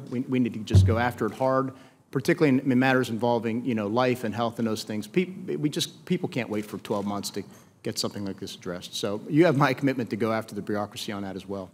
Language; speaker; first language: English; native; English